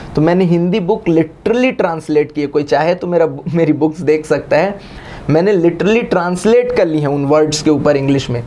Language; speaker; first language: Hindi; native; Hindi